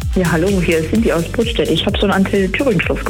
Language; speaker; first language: German; native; German